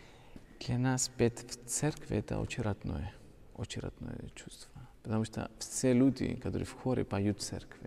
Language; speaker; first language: Russian; non-native, fluent; Greek